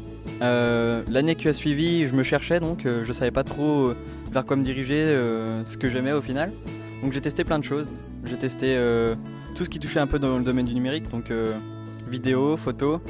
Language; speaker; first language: French; native; French